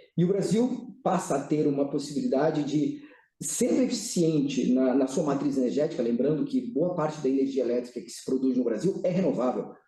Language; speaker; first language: Portuguese; early bilingual, other home language; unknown